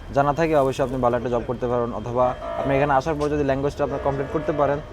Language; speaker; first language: Bangla; native; Bangla